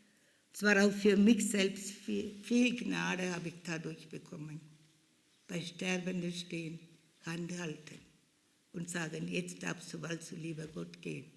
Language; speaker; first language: German; non-native, fluent; Malayalam